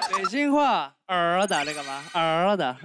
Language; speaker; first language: Chinese; non-native, learner; Japanese